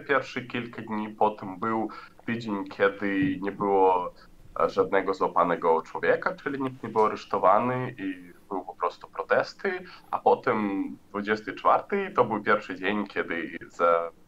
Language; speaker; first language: Polish; non-native, learner; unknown